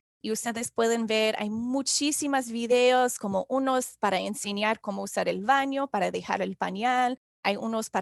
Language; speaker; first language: Spanish; non-native, fluent; English